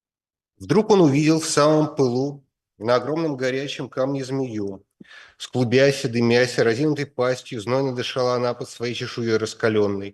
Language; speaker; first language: Russian; native; Russian